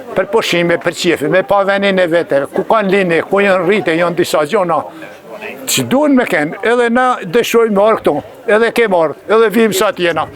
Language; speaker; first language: Albanian; native; Albanian